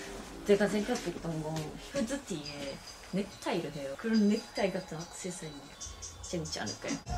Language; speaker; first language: Korean; non-native, fluent; Japanese